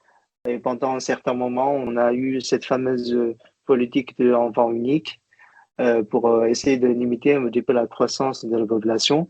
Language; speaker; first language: French; non-native, fluent; Chinese